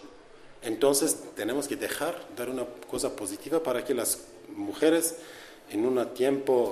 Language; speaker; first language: Spanish; non-native, learner; Kurdish